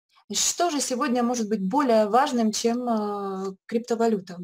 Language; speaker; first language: Russian; native; Russian